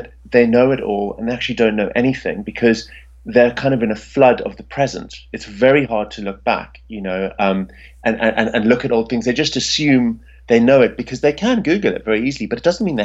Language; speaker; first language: English; native; English